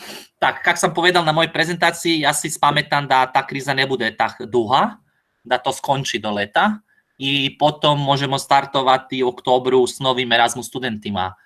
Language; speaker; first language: Slovak; non-native, learner; Croatian